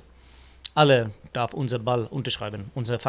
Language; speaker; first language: German; non-native, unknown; Swedish